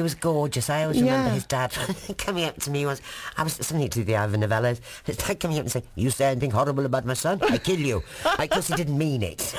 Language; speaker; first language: English; native; English